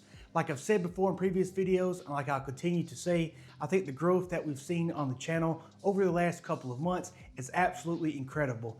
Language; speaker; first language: English; native; English